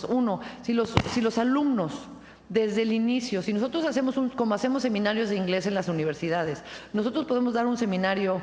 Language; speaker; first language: Spanish; native; Spanish